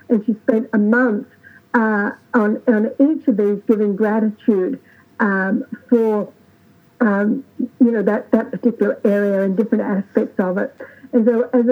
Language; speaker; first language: English; native; English